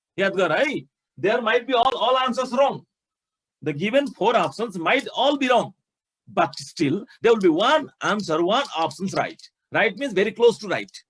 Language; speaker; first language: English; non-native, local second language; Nepali